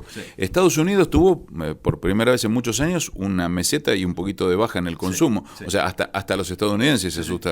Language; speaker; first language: Spanish; native; Spanish